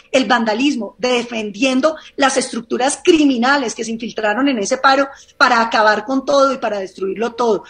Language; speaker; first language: Spanish; native; Spanish